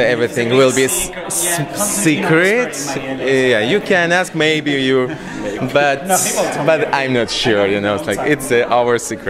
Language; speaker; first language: English; non-native, learner; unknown